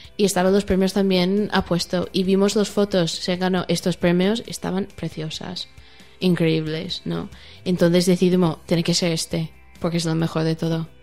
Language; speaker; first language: Spanish; non-native, learner; English